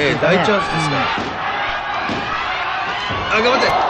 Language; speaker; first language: Japanese; native; Japanese